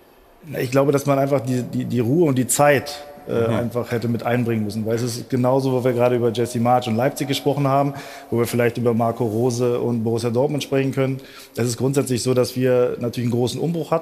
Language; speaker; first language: German; native; German